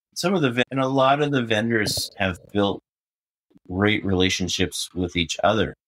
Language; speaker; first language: English; native; English